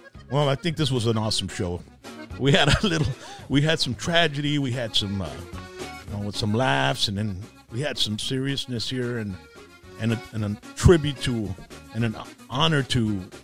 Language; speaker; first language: English; early bilingual, other home language; Spanish